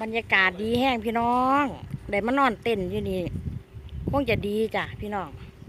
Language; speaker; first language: Thai; native; Thai